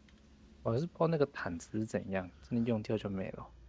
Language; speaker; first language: Chinese; native; Chinese